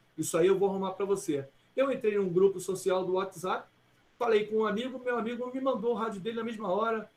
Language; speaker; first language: Portuguese; early bilingual, other home language; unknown